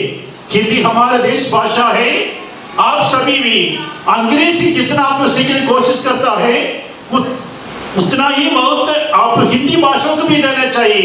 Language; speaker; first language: Hindi; non-native, local second language; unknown